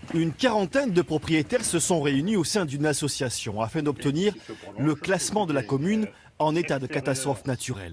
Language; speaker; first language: French; native; French